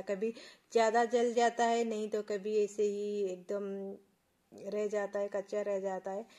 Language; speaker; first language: Hindi; non-native, local second language; Odia